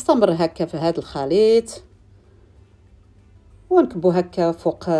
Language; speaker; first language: Arabic; native; Arabic